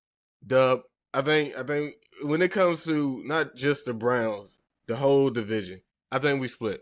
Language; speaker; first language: English; native; English